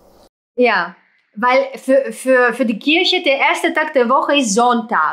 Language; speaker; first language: German; non-native, fluent; Greek